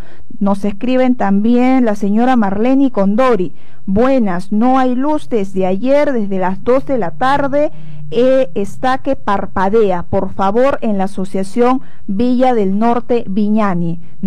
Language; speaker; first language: Spanish; native; Spanish